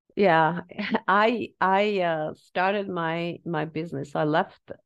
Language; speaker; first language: English; non-native, fluent; Slovak